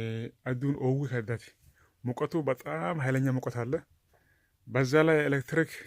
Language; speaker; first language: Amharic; non-native, local second language; Oromo